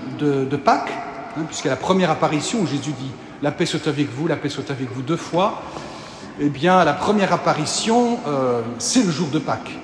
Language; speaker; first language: French; native; French